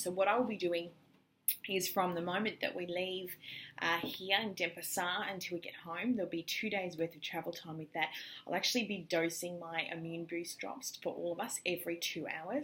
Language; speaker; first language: English; native; English